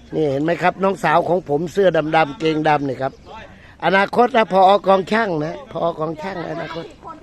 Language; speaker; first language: Thai; non-native, local second language; Northern Khmer